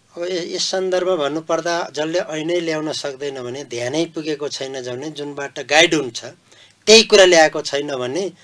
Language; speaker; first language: Nepali; non-native, local second language; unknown